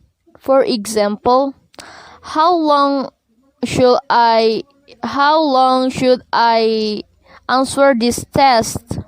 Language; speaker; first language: English; non-native, learner; Indonesian